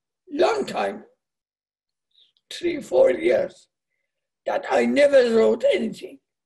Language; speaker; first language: English; non-native, learner; Persian